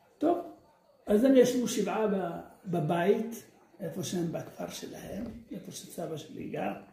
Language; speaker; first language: Hebrew; early bilingual, other home language; Arabic